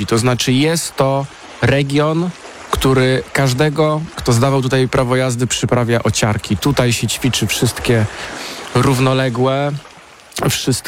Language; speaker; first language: Polish; native; Polish